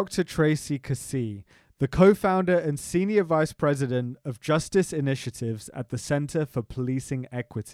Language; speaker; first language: English; native; English